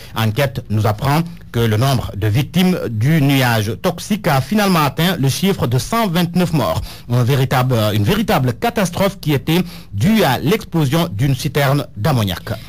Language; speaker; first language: French; non-native, local second language; Wolof